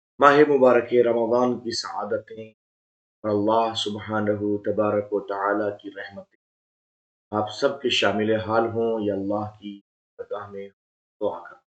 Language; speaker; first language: Urdu; native; Urdu